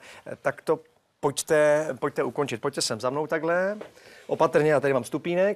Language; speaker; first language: Czech; native; Czech